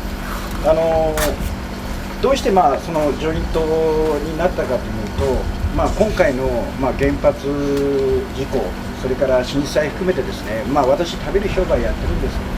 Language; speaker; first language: Japanese; native; Japanese